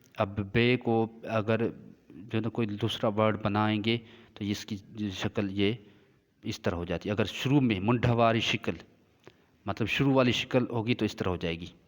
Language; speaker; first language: Urdu; non-native, local second language; Sindhi